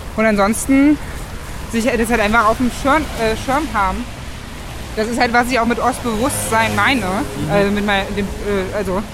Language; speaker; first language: German; native; German